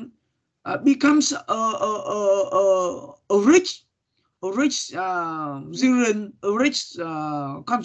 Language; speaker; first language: English; non-native, learner; Vietnamese